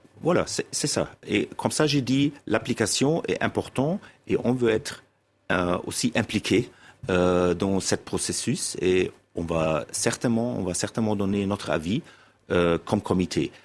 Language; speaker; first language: French; non-native, fluent; German